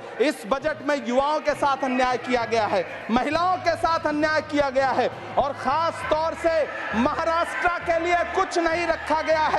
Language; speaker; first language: Hindi; native; Hindi